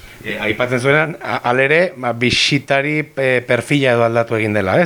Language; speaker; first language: Basque; native; Basque